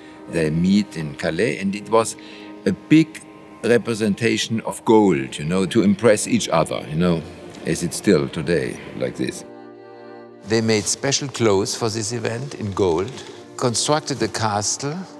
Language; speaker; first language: English; non-native, fluent; German